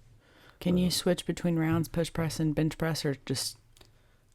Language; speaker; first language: English; native; English